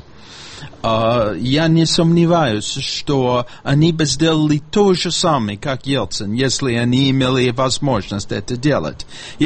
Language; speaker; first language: Russian; non-native, fluent; English